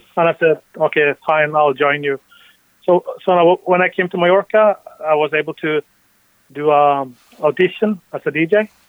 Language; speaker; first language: English; early bilingual, other home language; Norwegian